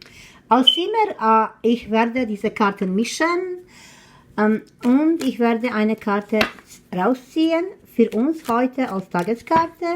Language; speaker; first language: German; non-native, fluent; Croatian